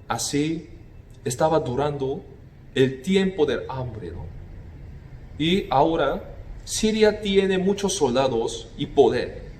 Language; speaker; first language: Spanish; non-native, fluent; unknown